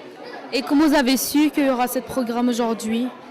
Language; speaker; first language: French; non-native, fluent; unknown